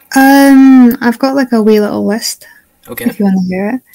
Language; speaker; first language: English; native; English